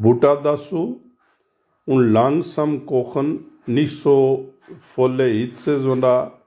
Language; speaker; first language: German; non-native, learner; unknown